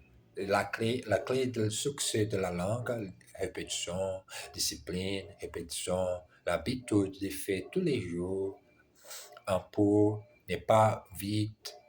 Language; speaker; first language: French; non-native, learner; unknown